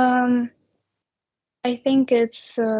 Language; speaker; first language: English; non-native, learner; Russian